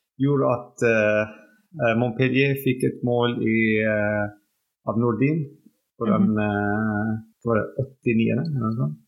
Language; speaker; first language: Norwegian; non-native, fluent; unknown